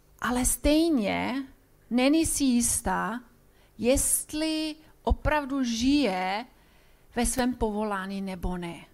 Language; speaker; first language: Czech; non-native, fluent; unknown